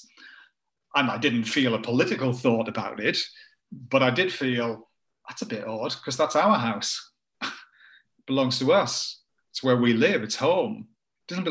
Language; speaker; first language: English; native; English